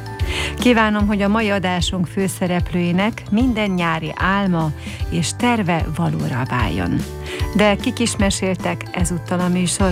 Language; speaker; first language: Hungarian; native; Hungarian